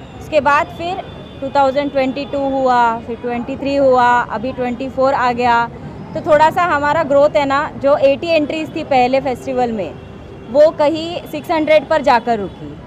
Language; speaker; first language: Hindi; non-native, local second language; Marathi